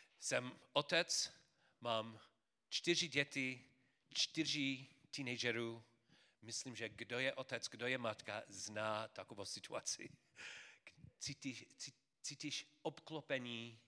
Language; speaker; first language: Czech; non-native, fluent; English